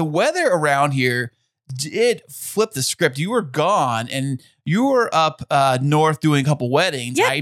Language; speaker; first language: English; native; English